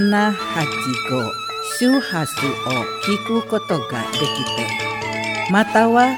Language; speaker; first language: Japanese; non-native, fluent; Indonesian